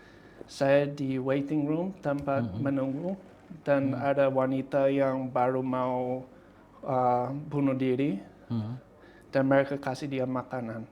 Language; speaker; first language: Indonesian; non-native, fluent; English